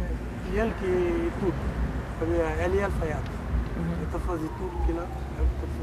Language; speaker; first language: Portuguese; non-native, local second language; Upper Guinea Crioulo